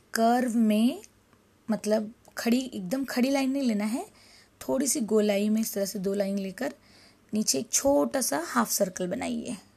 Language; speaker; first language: Hindi; native; Hindi